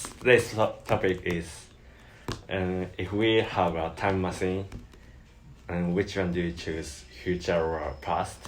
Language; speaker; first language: English; non-native, learner; Japanese